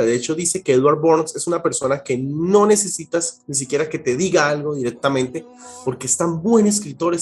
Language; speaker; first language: Spanish; native; Spanish